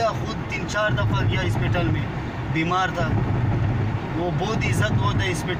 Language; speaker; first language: Hindi; non-native, local second language; Pashto